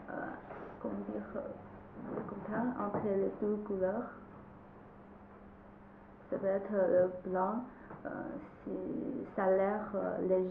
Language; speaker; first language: French; non-native, learner; Chinese